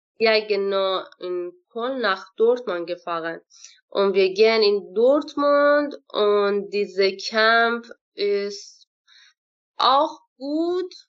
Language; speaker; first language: German; non-native, learner; Persian